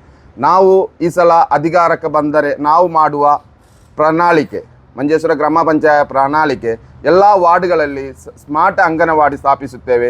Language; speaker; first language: Kannada; non-native, local second language; Malayalam